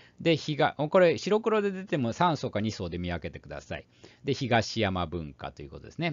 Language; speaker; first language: Japanese; native; Japanese